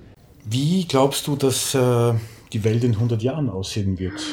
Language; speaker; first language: German; native; German